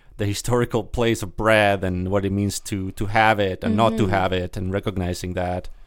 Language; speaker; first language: English; early bilingual, other home language; Spanish